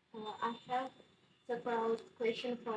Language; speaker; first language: English; non-native, learner; Indonesian